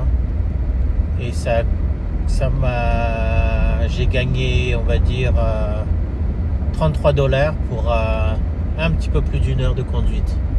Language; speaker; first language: French; early bilingual, heritage; French